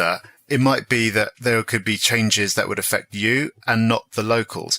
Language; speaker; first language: English; native; English